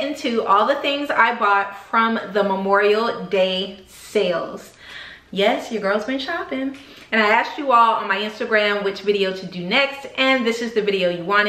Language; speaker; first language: English; native; English